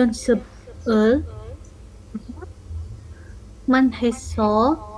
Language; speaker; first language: Korean; non-native, learner; Indonesian